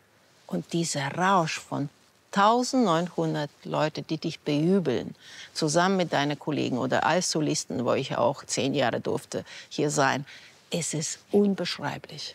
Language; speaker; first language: German; non-native, fluent; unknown